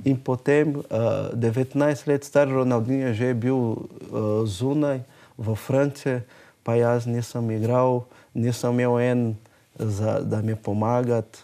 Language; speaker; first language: Slovenian; non-native, learner; Portuguese